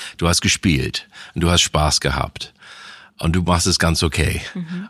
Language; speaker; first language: German; non-native, fluent; English